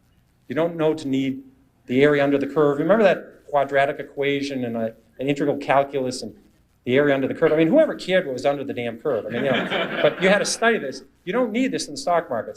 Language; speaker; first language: English; native; English